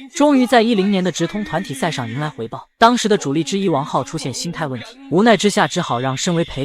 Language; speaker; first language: Chinese; native; Chinese